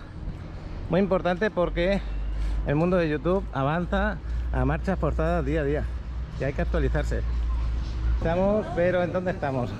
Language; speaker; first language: Spanish; native; Spanish